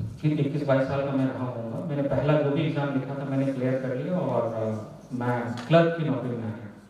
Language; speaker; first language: Hindi; non-native, local second language; Maithili